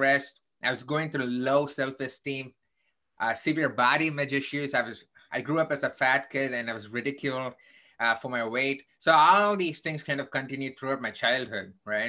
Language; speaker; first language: English; non-native, local second language; Tamil